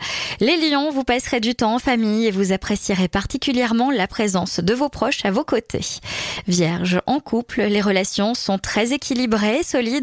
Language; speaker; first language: French; native; French